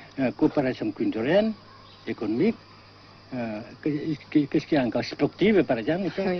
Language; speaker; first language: French; non-native, fluent; Vietnamese